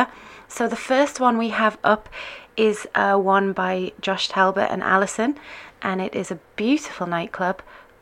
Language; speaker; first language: English; native; English